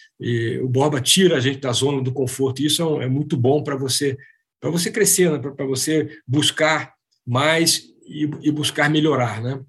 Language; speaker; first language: Portuguese; native; Portuguese